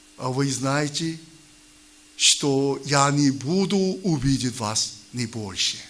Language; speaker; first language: Russian; non-native, learner; Korean